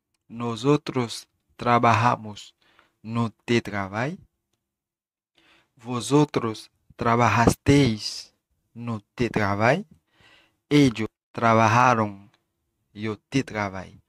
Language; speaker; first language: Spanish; non-native, fluent; Haitian Creole